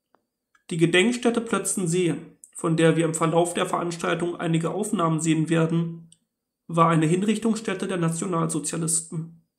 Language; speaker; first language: German; native; German